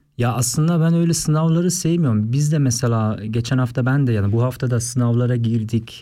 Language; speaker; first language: Turkish; early bilingual, heritage; Turkish